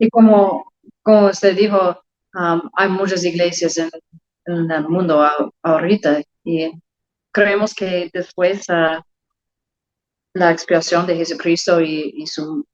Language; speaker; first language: Spanish; non-native, learner; English